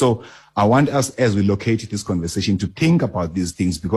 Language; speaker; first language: English; non-native, local second language; Xhosa